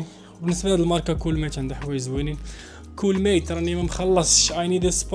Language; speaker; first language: Arabic; native; Arabic